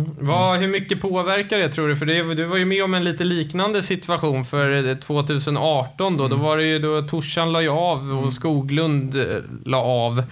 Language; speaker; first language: Swedish; native; Swedish